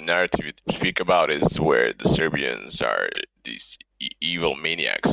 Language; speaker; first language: English; non-native, fluent; Bosnian